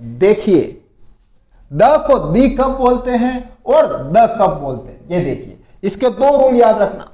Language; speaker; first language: Hindi; native; Hindi